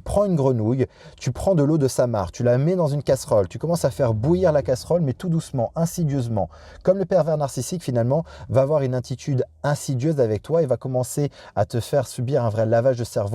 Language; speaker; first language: French; native; French